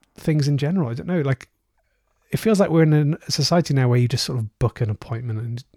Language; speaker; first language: English; native; English